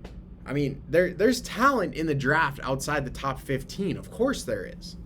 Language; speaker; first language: English; native; English